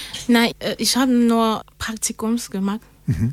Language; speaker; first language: German; non-native, learner; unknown